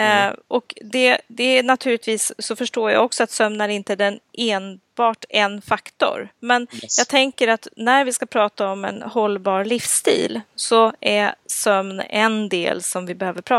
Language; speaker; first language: Swedish; native; Swedish